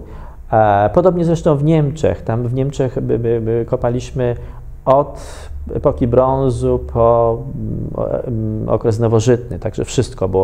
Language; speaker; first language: Polish; native; Polish